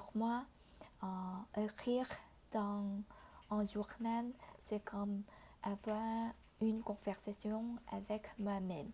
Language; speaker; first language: French; non-native, fluent; Vietnamese